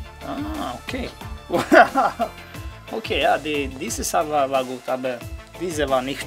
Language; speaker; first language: German; non-native, learner; Dutch